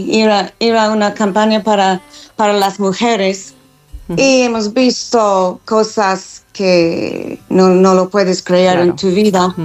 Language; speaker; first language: Spanish; non-native, fluent; English